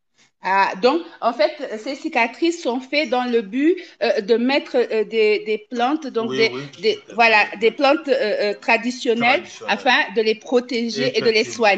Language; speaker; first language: French; native; French